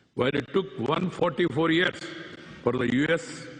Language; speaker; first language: English; non-native, local second language; Hindi